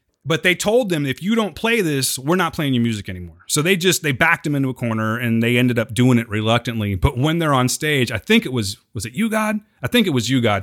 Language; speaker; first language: English; native; English